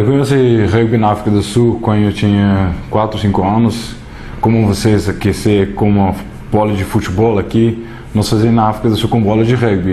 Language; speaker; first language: Portuguese; non-native, learner; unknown